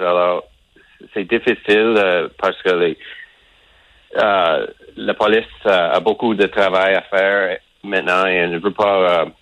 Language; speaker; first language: French; non-native, local second language; English